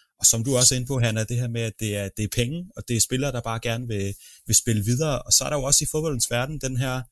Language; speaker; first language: Danish; native; Danish